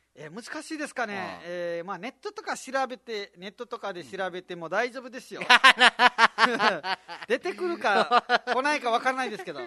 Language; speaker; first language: Japanese; non-native, fluent; Nepali